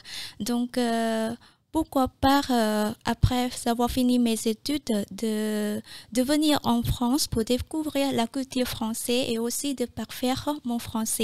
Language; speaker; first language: French; non-native, fluent; Khmer